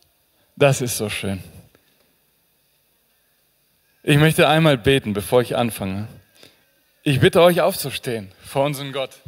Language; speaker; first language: German; native; German